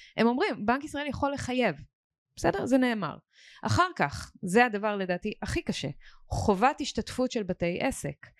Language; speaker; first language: Hebrew; native; Hebrew